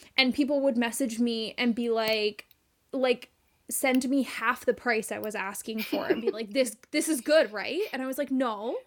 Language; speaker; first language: English; native; English